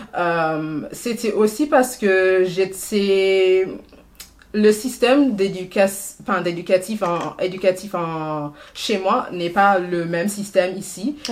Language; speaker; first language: French; non-native, fluent; English